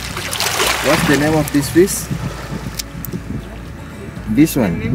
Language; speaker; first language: English; non-native, learner; Indonesian